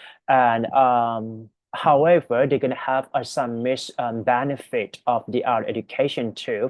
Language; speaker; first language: English; non-native, fluent; Thai